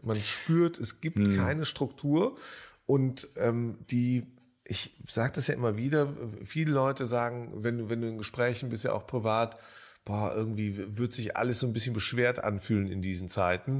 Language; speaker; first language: German; native; German